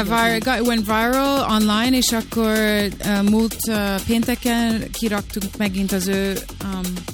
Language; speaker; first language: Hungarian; early bilingual, heritage; Hungarian